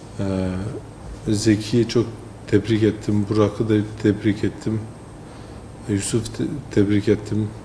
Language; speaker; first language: Turkish; early bilingual, heritage; French